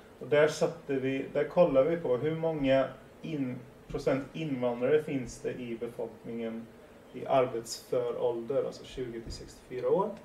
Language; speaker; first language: Swedish; early bilingual, other home language; Persian